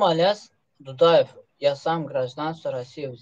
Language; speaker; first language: Russian; non-native, learner; Turkmen